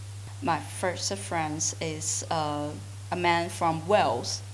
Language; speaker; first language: English; non-native, fluent; Chinese